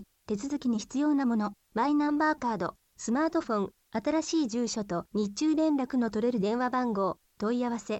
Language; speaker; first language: Japanese; native; Japanese